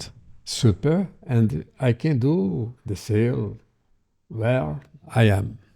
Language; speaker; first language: English; non-native, learner; Portuguese